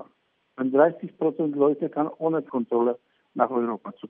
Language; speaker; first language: German; non-native, fluent; Polish